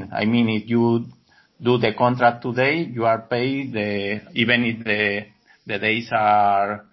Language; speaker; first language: English; non-native, learner; Spanish